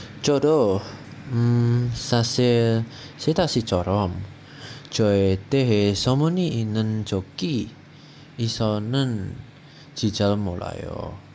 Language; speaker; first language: Korean; non-native, learner; Indonesian